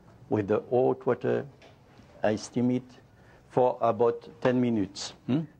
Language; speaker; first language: English; non-native, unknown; French